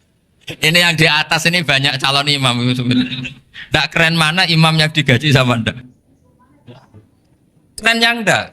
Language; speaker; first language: Indonesian; non-native, local second language; Javanese